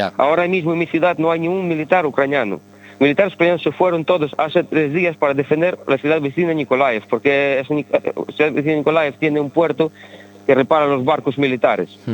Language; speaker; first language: Spanish; early bilingual, other home language; Ukrainian